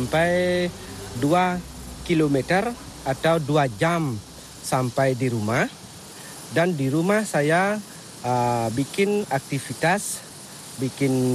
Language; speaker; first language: Indonesian; non-native, local second language; Balinese